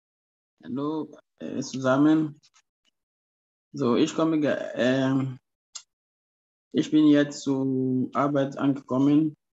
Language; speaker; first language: German; non-native, fluent; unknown